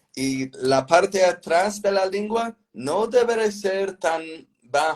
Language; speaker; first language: Spanish; non-native, fluent; English